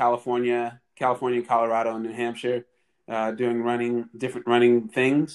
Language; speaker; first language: English; native; English